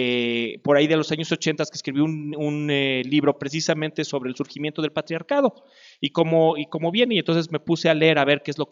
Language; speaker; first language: Spanish; native; Spanish